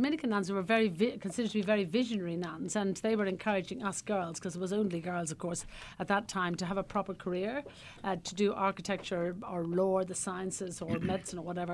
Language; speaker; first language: English; native; English